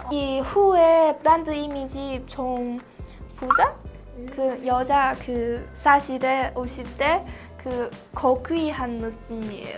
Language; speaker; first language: Korean; non-native, fluent; Chinese